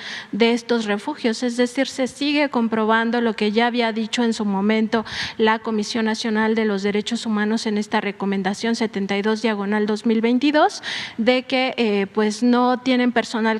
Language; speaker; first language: Spanish; native; Spanish